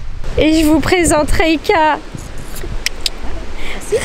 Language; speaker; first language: French; native; French